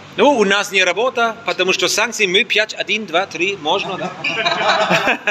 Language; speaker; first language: Russian; non-native, learner; German